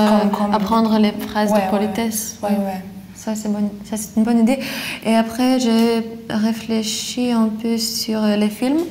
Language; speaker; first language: French; non-native, fluent; Lithuanian